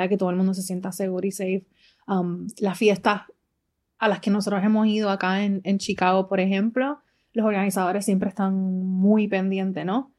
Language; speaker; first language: Spanish; early bilingual, heritage; Spanish